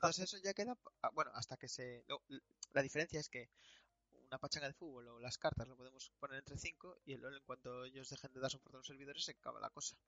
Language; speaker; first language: Spanish; native; Spanish